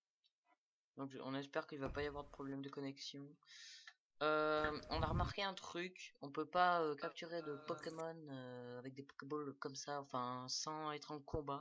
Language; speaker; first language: French; native; French